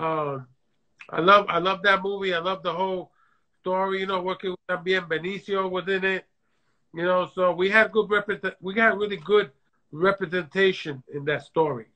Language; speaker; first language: English; native; English